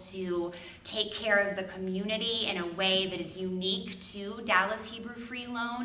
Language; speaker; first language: English; native; English